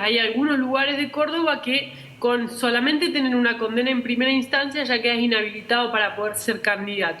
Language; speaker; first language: Spanish; native; Spanish